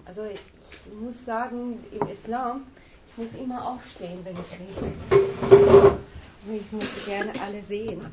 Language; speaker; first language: German; non-native, fluent; Persian